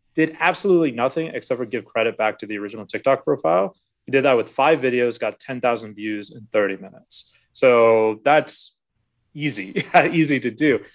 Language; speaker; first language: English; native; English